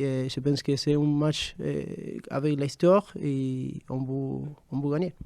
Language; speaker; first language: French; non-native, fluent; Spanish